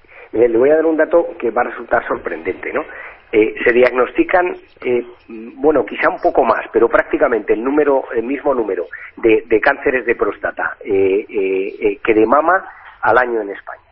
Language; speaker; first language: Spanish; native; Spanish